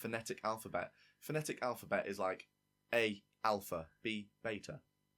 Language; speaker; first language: English; native; English